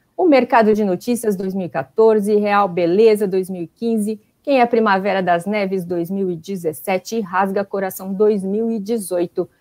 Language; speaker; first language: Portuguese; native; Portuguese